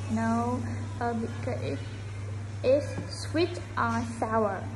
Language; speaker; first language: English; non-native, fluent; Vietnamese